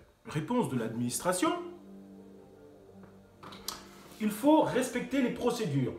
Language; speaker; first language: French; native; French